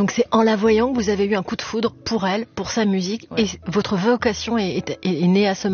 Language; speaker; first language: French; native; French